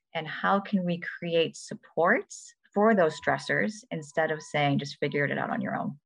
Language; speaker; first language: English; native; English